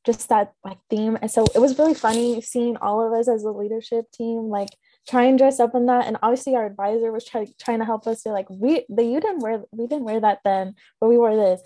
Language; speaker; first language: English; native; English